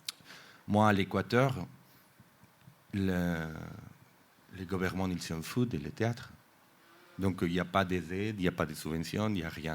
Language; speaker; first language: French; non-native, fluent; Spanish